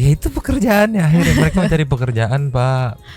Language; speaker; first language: Indonesian; native; Indonesian